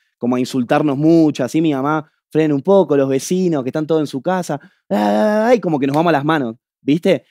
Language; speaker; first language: Spanish; native; Spanish